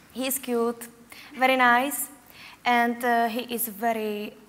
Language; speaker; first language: English; non-native, learner; Czech